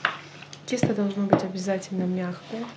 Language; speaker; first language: Russian; native; Russian